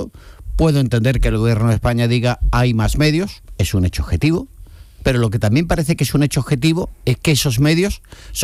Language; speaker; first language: Spanish; native; Spanish